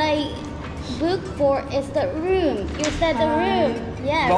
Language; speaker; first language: English; non-native, learner; Korean